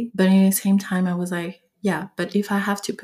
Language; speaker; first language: English; non-native, fluent; French